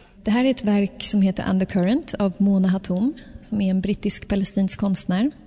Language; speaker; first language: Swedish; native; Swedish